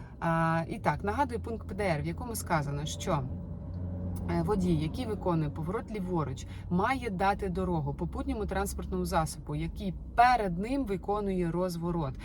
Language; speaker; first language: Ukrainian; non-native, local second language; Russian